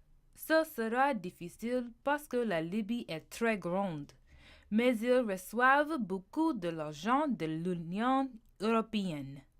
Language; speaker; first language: French; non-native, learner; English